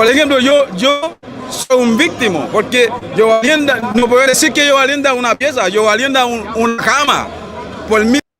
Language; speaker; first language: Spanish; non-native, learner; Haitian Creole